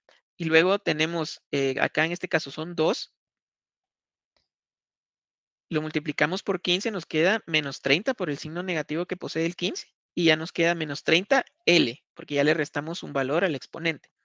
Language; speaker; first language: Spanish; native; Spanish